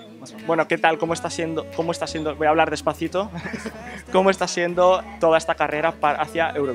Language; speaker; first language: Spanish; native; Spanish